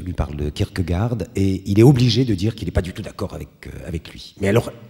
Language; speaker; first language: French; native; French